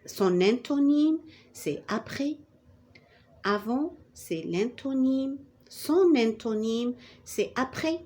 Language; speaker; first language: French; non-native, local second language; Arabic